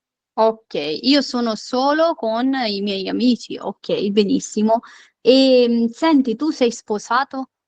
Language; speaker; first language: Italian; non-native, fluent; Urdu